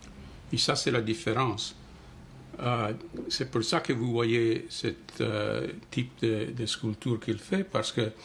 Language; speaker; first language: French; non-native, fluent; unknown